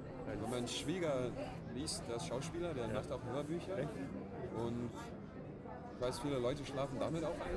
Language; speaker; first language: German; non-native, fluent; English